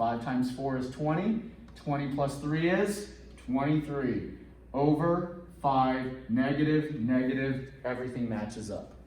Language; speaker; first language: English; native; English